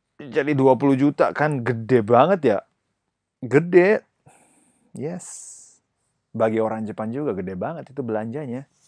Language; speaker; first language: Indonesian; non-native, fluent; Japanese